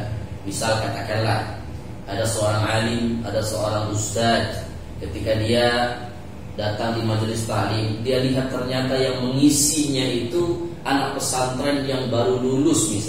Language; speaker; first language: Indonesian; native; Indonesian